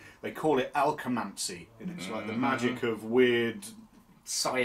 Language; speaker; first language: English; native; English